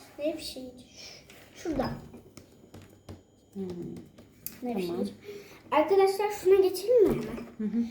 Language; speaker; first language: Turkish; native; Turkish